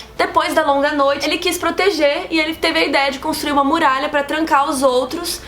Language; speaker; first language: Portuguese; native; Portuguese